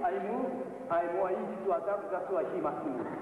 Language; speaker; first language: English; non-native, learner; Japanese